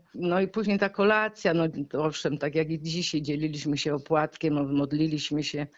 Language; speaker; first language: Polish; native; Polish